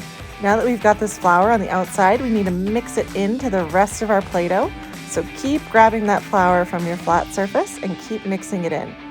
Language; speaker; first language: English; native; English